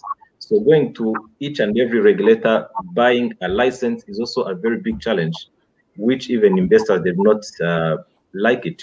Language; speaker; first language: English; non-native, local second language; Kinyarwanda